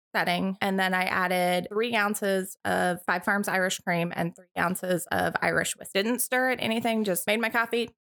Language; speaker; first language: English; native; English